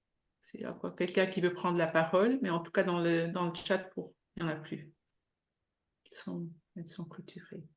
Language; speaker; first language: French; native; French